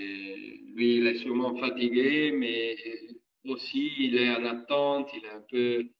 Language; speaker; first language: French; non-native, fluent; Italian